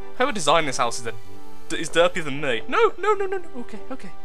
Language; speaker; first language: English; native; English